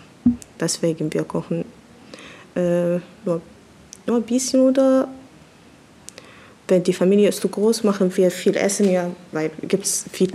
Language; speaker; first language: German; non-native, learner; Arabic